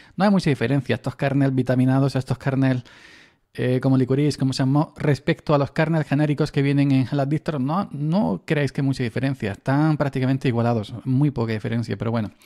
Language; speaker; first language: Spanish; native; Spanish